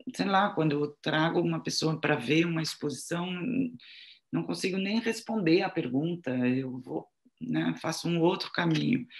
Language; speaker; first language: Portuguese; non-native, fluent; French